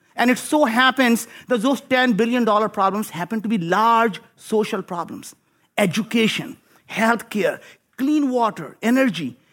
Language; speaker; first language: English; non-native, local second language; Hindi